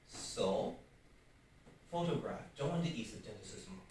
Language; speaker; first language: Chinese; non-native, learner; English